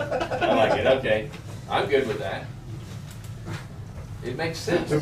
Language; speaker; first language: English; native; English